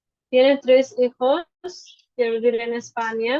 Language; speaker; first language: Spanish; non-native, fluent; Bangla